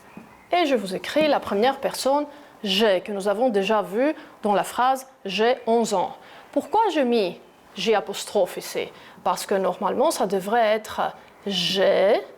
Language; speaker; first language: French; non-native, fluent; Greek